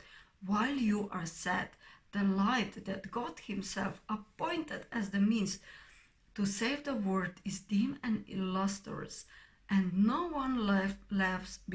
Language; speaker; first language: English; non-native, fluent; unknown